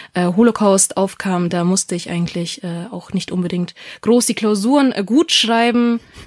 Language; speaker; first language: German; non-native, local second language; Russian